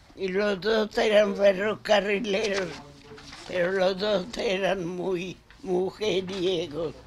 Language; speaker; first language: Spanish; native; Spanish